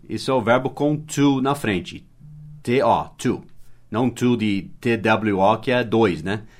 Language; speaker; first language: Portuguese; non-native, fluent; English